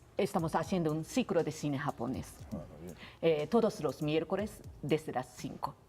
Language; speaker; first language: Spanish; non-native, learner; Japanese